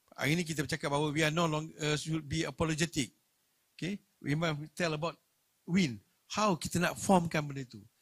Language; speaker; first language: Malay; native; Malay